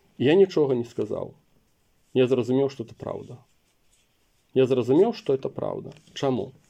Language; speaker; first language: Belarusian; non-native, local second language; Russian